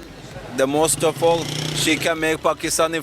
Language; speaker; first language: English; non-native, local second language; Urdu